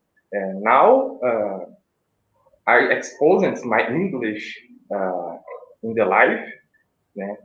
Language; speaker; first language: English; non-native, learner; Portuguese